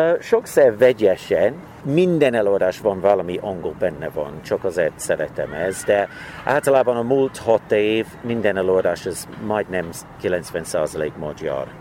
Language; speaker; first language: Hungarian; non-native, learner; English